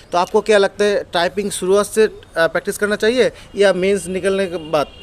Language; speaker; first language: Hindi; non-native, local second language; Bangla